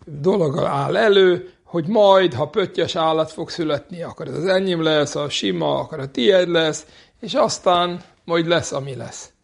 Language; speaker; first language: Hungarian; non-native, fluent; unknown